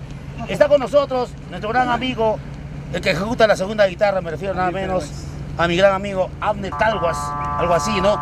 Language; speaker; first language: Spanish; native; Spanish